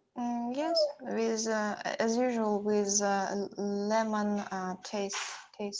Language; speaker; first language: English; non-native, learner; Russian